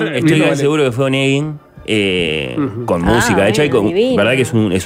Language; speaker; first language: Spanish; native; Spanish